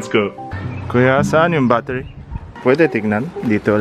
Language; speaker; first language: Filipino; non-native, learner; Arabic